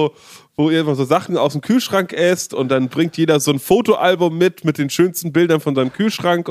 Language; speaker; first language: German; native; German